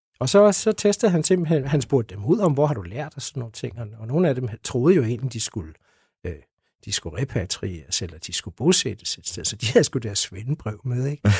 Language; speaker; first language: Danish; native; Danish